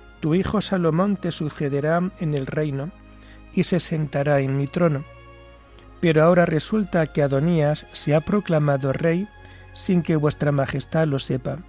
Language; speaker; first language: Spanish; native; Spanish